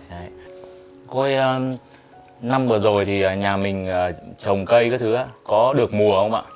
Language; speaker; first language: Vietnamese; native; Vietnamese